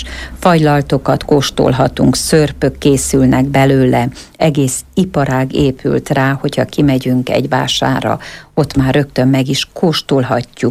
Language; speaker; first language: Hungarian; native; Hungarian